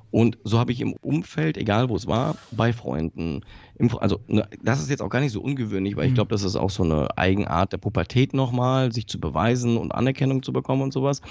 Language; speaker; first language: German; early bilingual, other home language; Polish